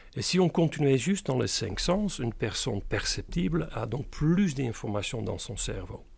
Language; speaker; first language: French; non-native, fluent; Dutch